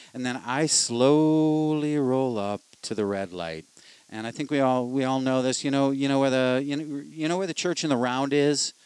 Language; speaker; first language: English; native; English